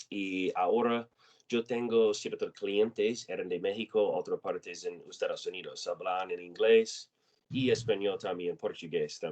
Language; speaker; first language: Spanish; non-native, learner; English